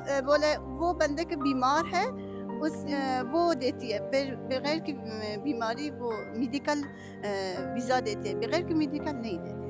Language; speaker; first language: Hindi; non-native, learner; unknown